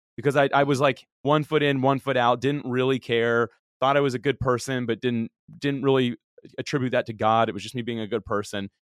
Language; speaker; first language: English; early bilingual, other home language; Italian